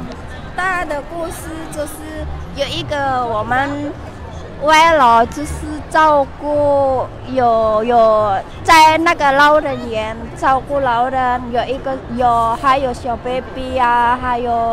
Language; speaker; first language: Chinese; non-native, learner; Indonesian